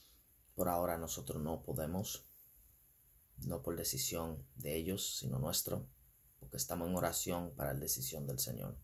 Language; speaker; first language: Spanish; non-native, fluent; English